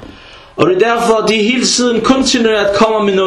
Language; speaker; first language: Danish; early bilingual, other home language; Arabic